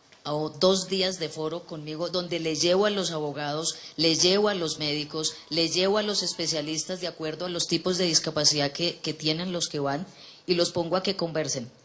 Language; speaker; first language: Spanish; native; Spanish